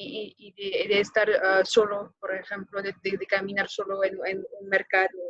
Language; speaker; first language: Spanish; non-native, fluent; French